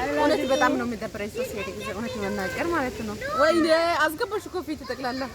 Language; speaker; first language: Amharic; non-native, local second language; Wolaytta